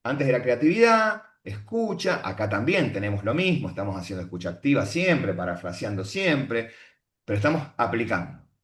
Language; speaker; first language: Spanish; native; Spanish